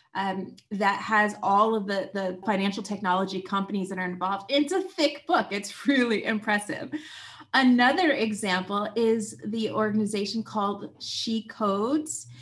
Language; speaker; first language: English; native; English